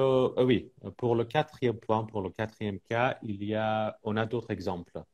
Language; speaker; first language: French; non-native, fluent; Persian